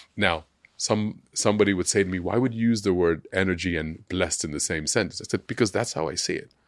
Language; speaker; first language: English; non-native, local second language; Sindhi